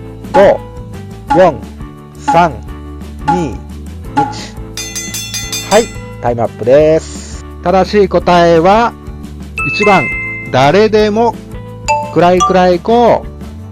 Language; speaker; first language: Japanese; non-native, fluent; Thai